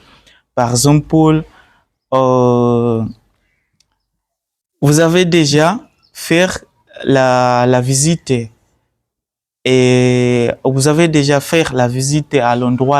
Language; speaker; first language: French; non-native, learner; Swahili